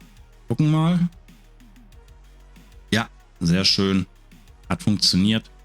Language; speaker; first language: German; native; German